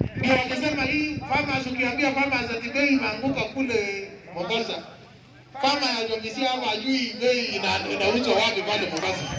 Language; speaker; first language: Swahili; non-native, local second language; Kalenjin